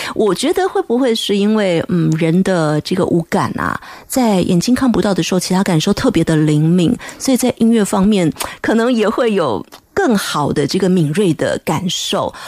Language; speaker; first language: Chinese; native; Chinese